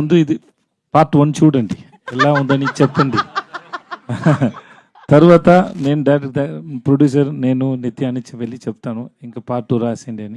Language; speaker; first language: Telugu; non-native, learner; Tamil